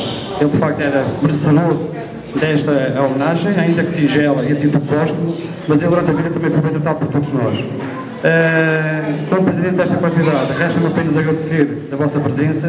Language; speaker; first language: Portuguese; native; Portuguese